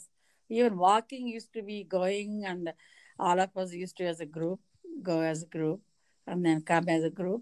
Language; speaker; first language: English; non-native, local second language; Telugu